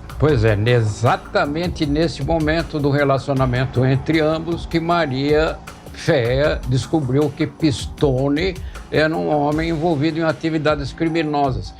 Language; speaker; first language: Portuguese; native; Portuguese